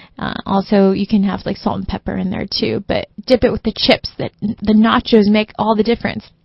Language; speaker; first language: English; early bilingual, other home language; Chinese